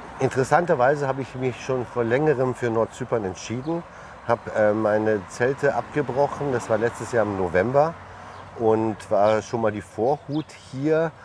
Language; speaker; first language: German; early bilingual, other home language; Turkish